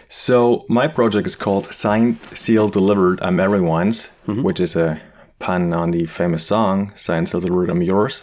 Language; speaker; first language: English; non-native, fluent; German